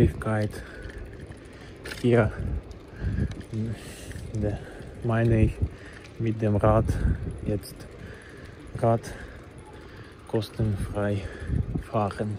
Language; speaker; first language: German; non-native, learner; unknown